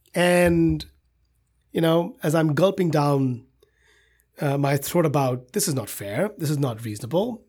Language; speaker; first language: English; non-native, local second language; Hindi